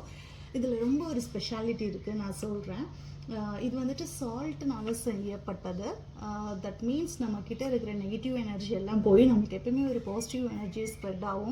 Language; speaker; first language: Tamil; non-native, local second language; Malayalam